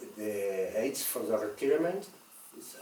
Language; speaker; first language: English; non-native, learner; Spanish